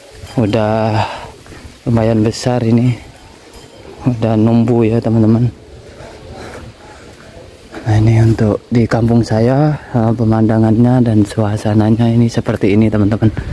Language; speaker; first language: Indonesian; non-native, local second language; Madurese